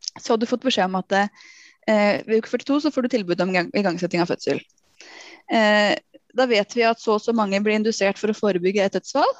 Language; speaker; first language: Norwegian; native; Norwegian